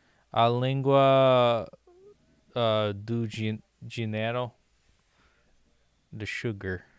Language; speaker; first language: Portuguese; non-native, learner; English